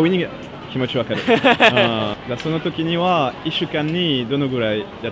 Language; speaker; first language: Japanese; non-native, fluent; French